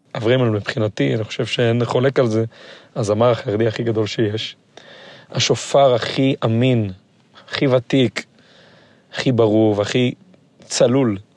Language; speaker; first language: Hebrew; non-native, local second language; Yiddish